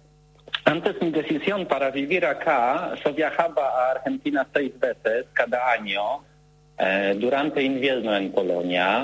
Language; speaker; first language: Spanish; non-native, learner; Polish